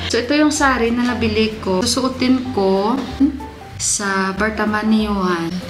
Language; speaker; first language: Filipino; native; Filipino